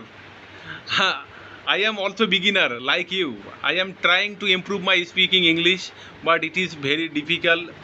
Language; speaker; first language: English; non-native, learner; Bangla